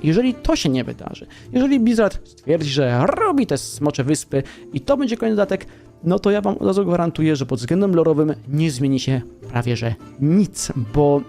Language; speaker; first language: Polish; native; Polish